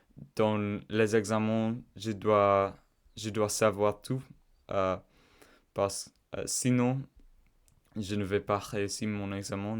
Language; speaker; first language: French; non-native, learner; English